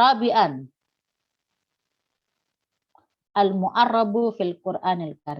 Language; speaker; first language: Arabic; non-native, fluent; Indonesian